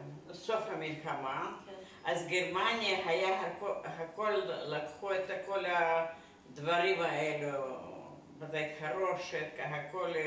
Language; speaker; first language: Hebrew; non-native, fluent; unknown